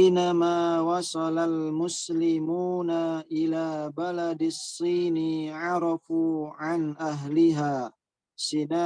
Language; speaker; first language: Arabic; non-native, learner; Indonesian